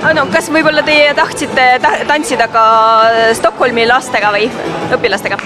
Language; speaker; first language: Estonian; native; Estonian